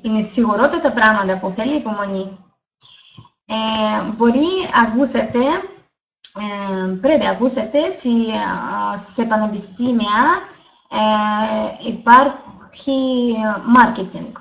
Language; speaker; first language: Greek; non-native, learner; Russian